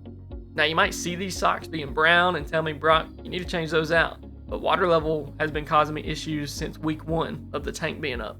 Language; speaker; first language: English; native; English